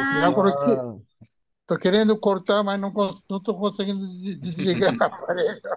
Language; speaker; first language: Japanese; early bilingual, heritage; Japanese